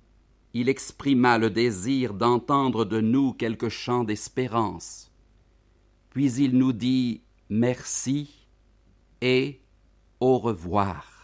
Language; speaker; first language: French; native; French